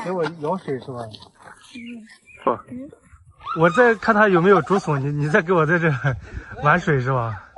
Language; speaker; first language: Chinese; native; Chinese